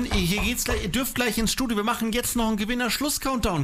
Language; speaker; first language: German; native; German